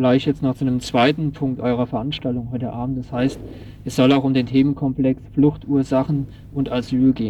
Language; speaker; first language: German; native; German